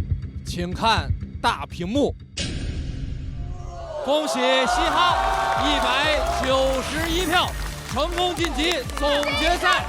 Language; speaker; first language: Chinese; native; Chinese